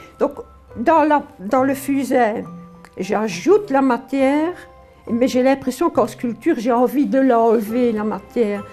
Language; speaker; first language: French; early bilingual, other home language; Polish